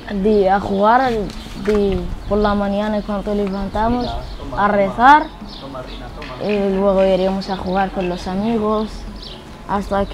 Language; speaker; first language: Spanish; non-native, learner; Arabic